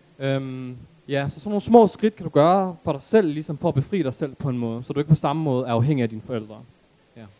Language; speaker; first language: Danish; early bilingual, other home language; Arabic